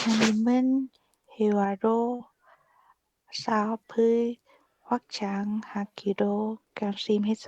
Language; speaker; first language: Korean; non-native, learner; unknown